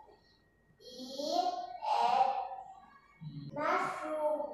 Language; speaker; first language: English; non-native, learner; Vietnamese